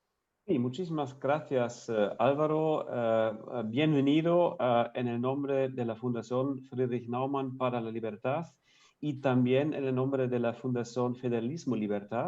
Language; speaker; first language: Spanish; non-native, fluent; German